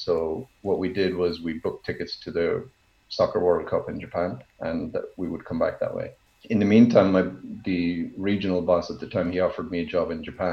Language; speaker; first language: English; native; English